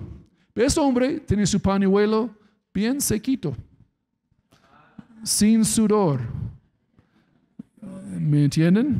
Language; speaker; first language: Spanish; non-native, fluent; English